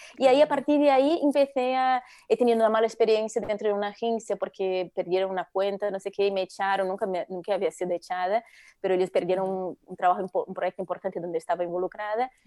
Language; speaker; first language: Spanish; non-native, fluent; Portuguese